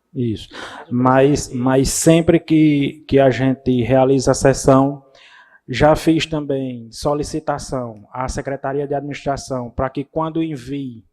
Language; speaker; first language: Portuguese; native; Portuguese